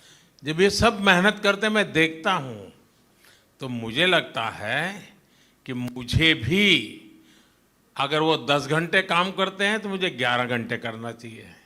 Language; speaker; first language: Hindi; non-native, local second language; Gujarati